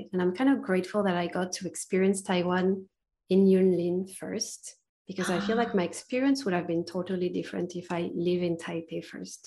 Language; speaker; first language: English; non-native, fluent; French